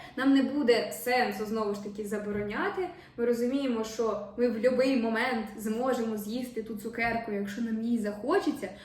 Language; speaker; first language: Ukrainian; non-native, local second language; Russian